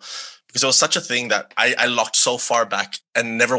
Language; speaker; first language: English; non-native, local second language; Malay